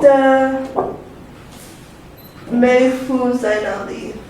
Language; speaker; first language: Chinese; non-native, learner; English